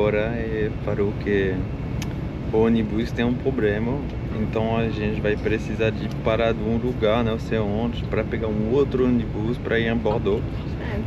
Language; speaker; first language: Portuguese; non-native, fluent; French